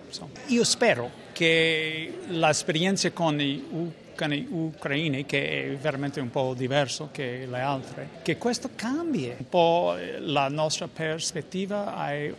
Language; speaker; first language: Italian; non-native, fluent; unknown